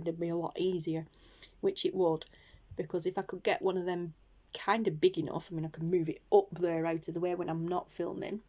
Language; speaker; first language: English; native; English